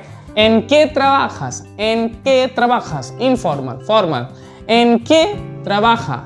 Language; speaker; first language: Spanish; non-native, learner; Hindi